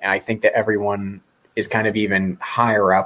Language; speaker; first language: English; native; English